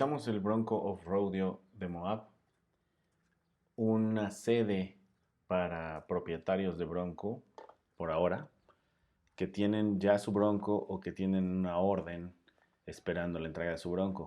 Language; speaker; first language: Spanish; native; Spanish